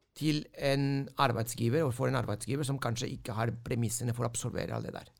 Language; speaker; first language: Norwegian; non-native, fluent; Spanish